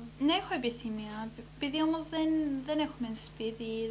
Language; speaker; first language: Greek; early bilingual, heritage; Greek